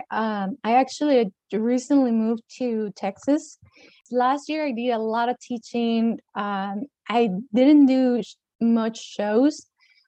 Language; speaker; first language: English; non-native, fluent; Spanish